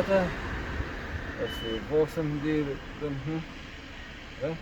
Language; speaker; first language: Russian; non-native, learner; English